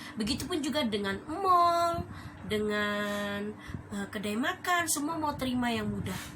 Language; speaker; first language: Indonesian; native; Indonesian